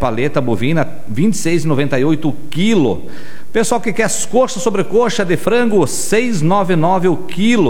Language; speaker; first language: Portuguese; native; Portuguese